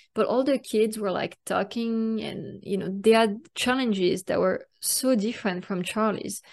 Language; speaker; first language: English; non-native, fluent; French